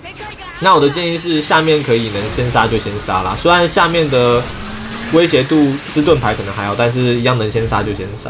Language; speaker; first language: Chinese; native; Chinese